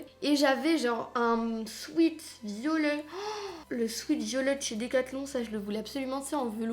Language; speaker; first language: French; native; French